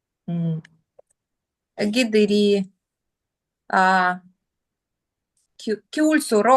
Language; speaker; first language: Korean; non-native, learner; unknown